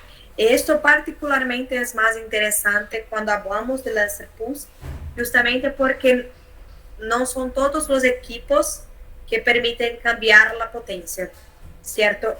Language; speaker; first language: Spanish; non-native, learner; Portuguese